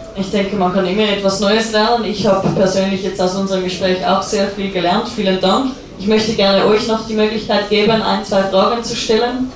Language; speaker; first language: German; native; German